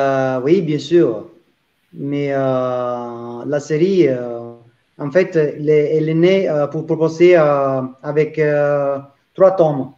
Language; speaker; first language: French; non-native, learner; Italian